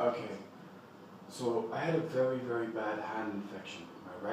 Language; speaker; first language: English; native; English